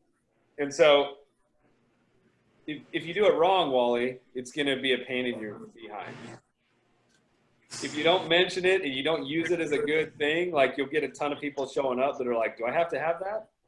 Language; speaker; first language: English; native; English